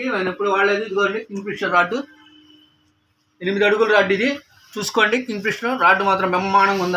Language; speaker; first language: Telugu; native; Telugu